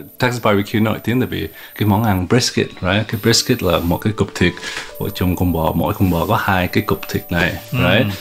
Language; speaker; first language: Vietnamese; early bilingual, heritage; Vietnamese